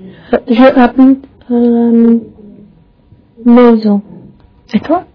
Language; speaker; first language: French; non-native, learner; English